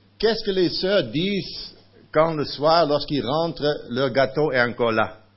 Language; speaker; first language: French; non-native, fluent; Dutch